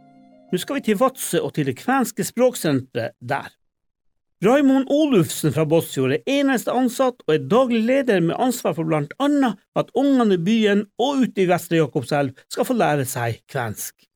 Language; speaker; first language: Norwegian; native; Norwegian